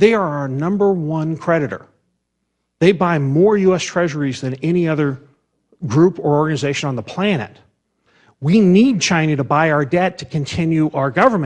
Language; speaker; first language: English; native; English